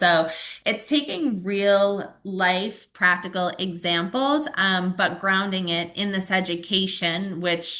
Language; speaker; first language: English; native; English